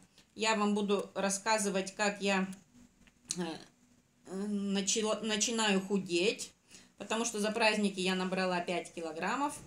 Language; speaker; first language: Russian; native; Russian